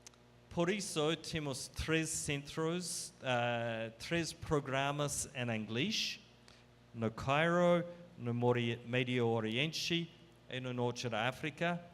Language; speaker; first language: Portuguese; non-native, fluent; English